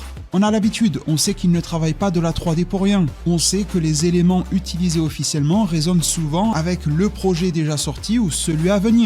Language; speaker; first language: French; native; French